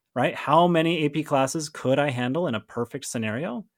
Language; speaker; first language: English; native; English